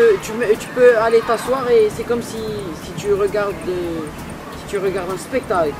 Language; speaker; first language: French; non-native, learner; English